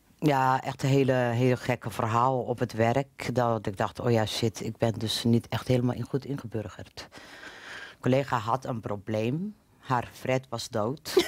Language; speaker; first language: Dutch; non-native, fluent; Somali